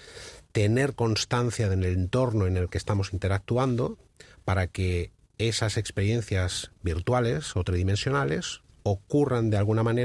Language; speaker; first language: Spanish; native; Spanish